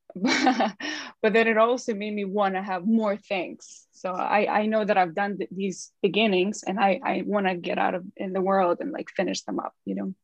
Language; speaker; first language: English; non-native, fluent; Ukrainian